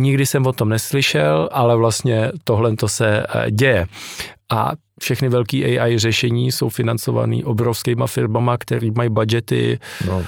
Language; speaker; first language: Czech; native; Czech